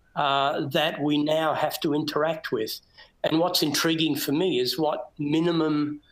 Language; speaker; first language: English; native; English